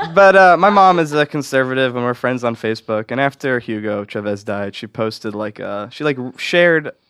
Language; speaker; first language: English; native; English